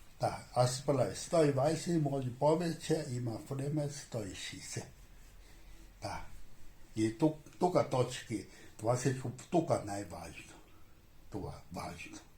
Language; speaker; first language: Bulgarian; non-native, learner; Chinese